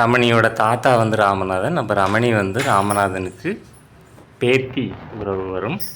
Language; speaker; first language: Tamil; native; Tamil